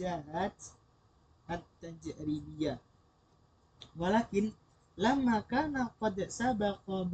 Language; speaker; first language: Arabic; non-native, learner; Indonesian